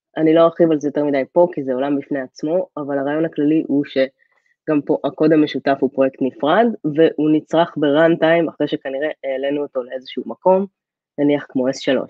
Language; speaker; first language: Hebrew; native; Hebrew